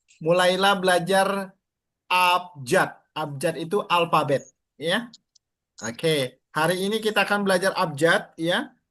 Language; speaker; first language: Indonesian; native; Indonesian